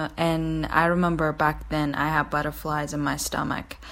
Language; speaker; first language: English; non-native, fluent; Persian